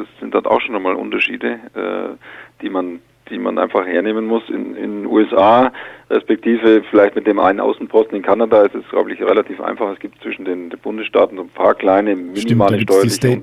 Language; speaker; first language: German; native; German